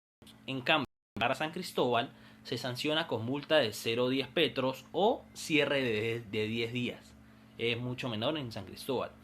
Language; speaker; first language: Spanish; native; Spanish